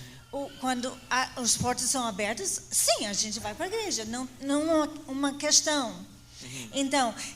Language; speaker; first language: Portuguese; non-native, fluent; English